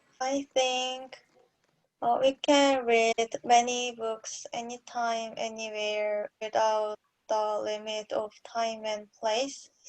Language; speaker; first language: English; non-native, learner; Korean